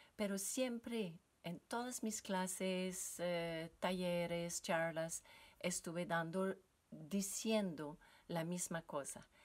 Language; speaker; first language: Spanish; non-native, fluent; French